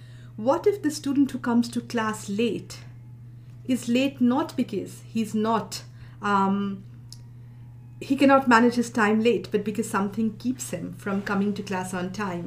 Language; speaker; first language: English; non-native, local second language; Bangla